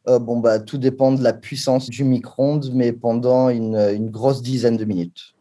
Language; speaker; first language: French; early bilingual, heritage; English